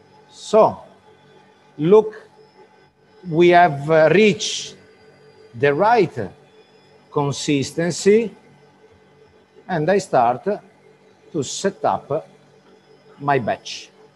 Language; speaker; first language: English; non-native, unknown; Italian